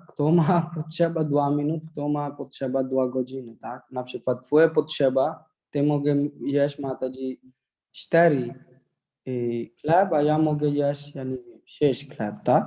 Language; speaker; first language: Polish; non-native, learner; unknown